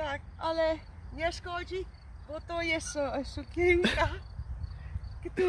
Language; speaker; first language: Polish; non-native, learner; Dutch